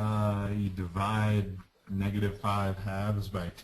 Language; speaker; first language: English; native; English